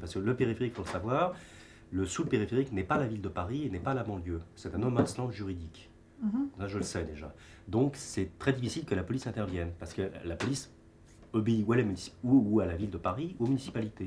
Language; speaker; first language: French; native; French